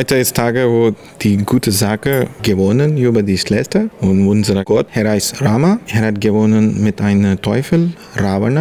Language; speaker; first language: German; non-native, learner; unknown